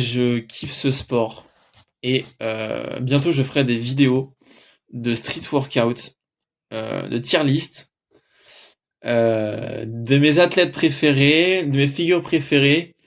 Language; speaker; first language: French; native; French